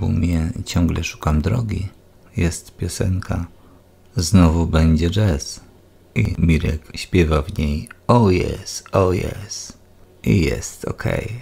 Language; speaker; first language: Polish; native; Polish